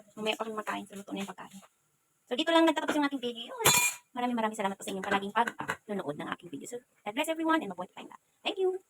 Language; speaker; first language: Filipino; non-native, local second language; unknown